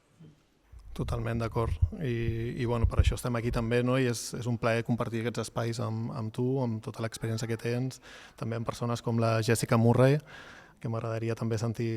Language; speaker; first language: Catalan; native; Catalan